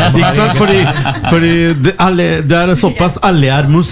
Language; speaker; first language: Norwegian; non-native, learner; Spanish